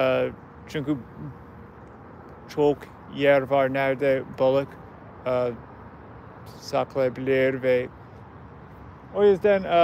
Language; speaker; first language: Turkish; non-native, learner; English